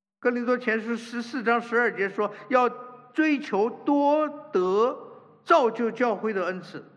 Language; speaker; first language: Chinese; native; Chinese